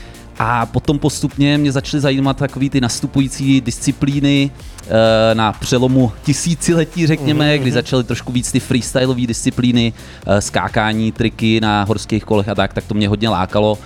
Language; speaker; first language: Czech; native; Czech